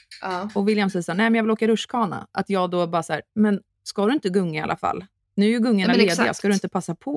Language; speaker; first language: Swedish; native; Swedish